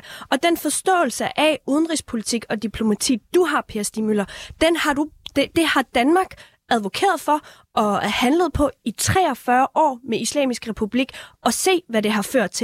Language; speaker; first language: Danish; early bilingual, other home language; Persian